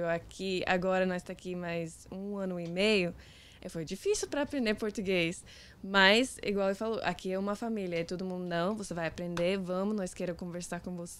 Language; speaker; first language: Portuguese; non-native, learner; Afrikaans